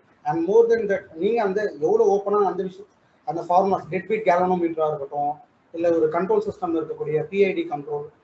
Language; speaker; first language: Tamil; native; Tamil